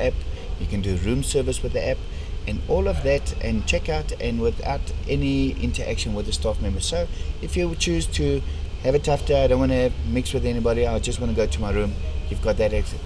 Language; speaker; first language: English; non-native, local second language; Afrikaans